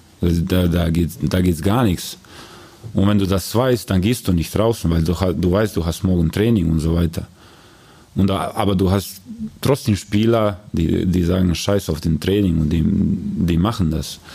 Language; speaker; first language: German; non-native, learner; Croatian